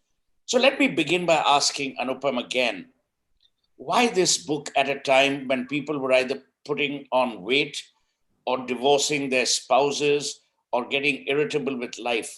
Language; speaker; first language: English; non-native, local second language; Hindi